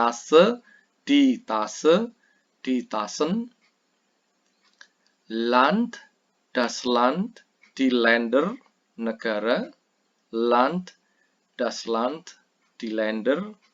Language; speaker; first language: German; non-native, fluent; Indonesian